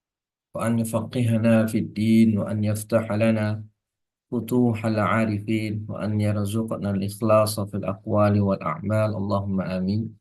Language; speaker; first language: Arabic; non-native, fluent; Indonesian